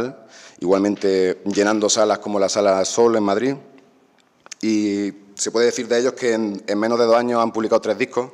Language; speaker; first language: Spanish; native; Spanish